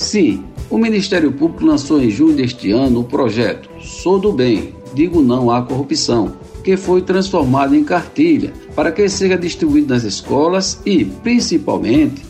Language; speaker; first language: Portuguese; native; Portuguese